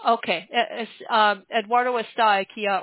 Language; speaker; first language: Spanish; non-native, learner; English